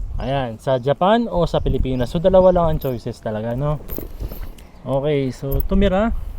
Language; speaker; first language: Filipino; native; Filipino